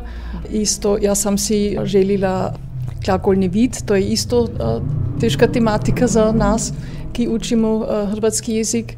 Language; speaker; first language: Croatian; early bilingual, heritage; Croatian